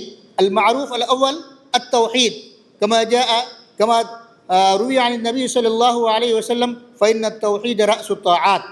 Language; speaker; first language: Arabic; non-native, learner; Urdu